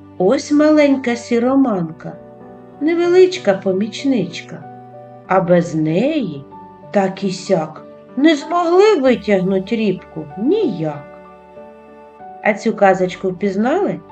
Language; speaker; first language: Ukrainian; native; Ukrainian